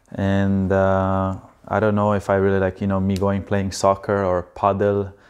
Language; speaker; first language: English; non-native, fluent; Slovenian